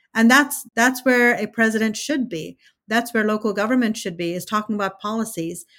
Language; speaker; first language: English; early bilingual, other home language; Telugu